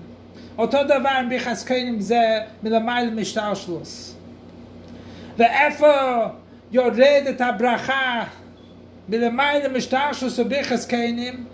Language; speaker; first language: Hebrew; non-native, fluent; English